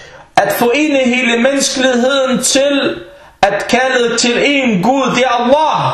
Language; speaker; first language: Danish; non-native, fluent; Arabic